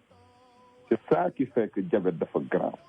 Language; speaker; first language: French; non-native, local second language; Wolof